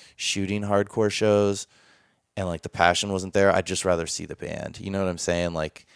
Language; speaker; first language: English; native; English